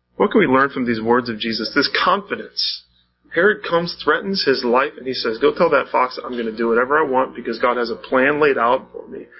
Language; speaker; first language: English; native; English